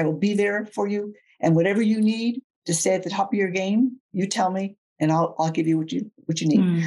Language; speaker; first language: English; native; English